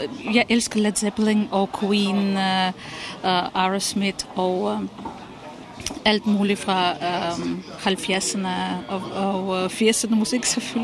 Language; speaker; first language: Danish; non-native, fluent; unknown